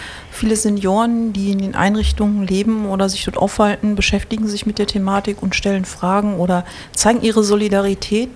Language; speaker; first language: German; native; German